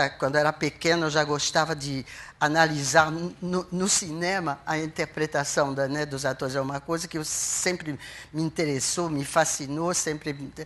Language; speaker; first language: Portuguese; non-native, fluent; French